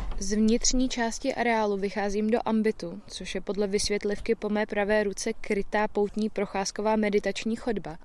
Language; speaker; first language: Czech; native; Czech